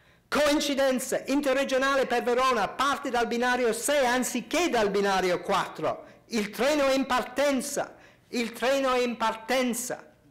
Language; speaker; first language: Italian; non-native, fluent; English